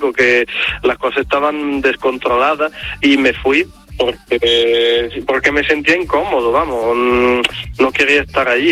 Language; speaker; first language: Spanish; non-native, fluent; Italian